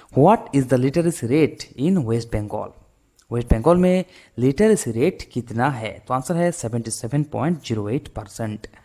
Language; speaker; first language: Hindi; non-native, local second language; Bangla